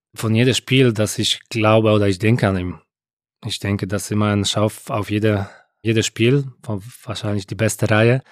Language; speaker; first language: German; non-native, learner; Polish